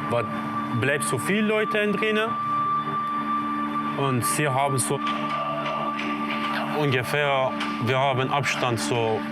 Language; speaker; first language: German; non-native, learner; Kurdish